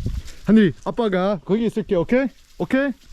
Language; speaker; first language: Korean; non-native, learner; English